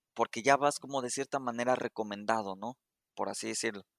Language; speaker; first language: Spanish; native; Spanish